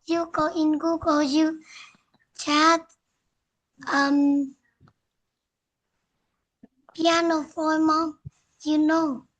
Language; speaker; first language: English; non-native, learner; Vietnamese